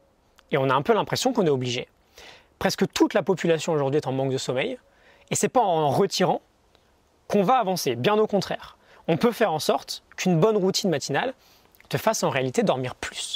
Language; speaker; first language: French; native; French